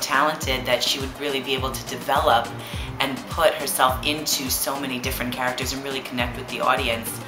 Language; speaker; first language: English; native; English